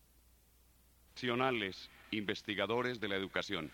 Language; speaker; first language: Spanish; native; Spanish